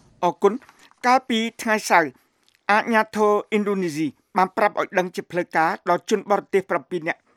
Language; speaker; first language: Khmer; native; Khmer